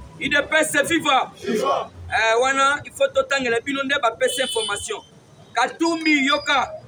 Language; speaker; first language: Lingala; non-native, local second language; Kituba (Democratic Republic of Congo)